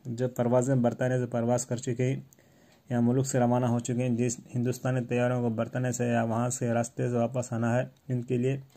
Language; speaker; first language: Urdu; native; Urdu